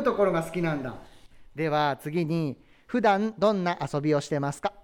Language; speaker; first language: Japanese; native; Japanese